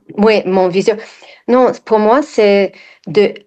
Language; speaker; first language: French; non-native, fluent; English